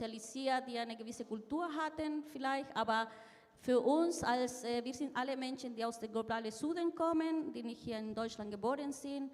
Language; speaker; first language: German; non-native, fluent; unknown